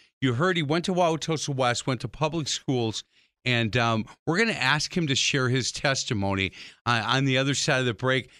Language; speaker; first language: English; native; English